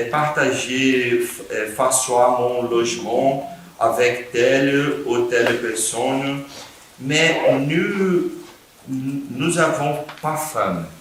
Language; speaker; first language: French; non-native, fluent; Portuguese